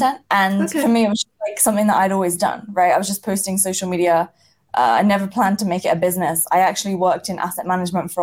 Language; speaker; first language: English; native; English